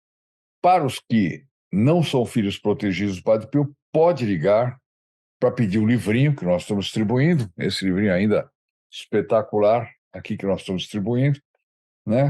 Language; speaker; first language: Portuguese; native; Portuguese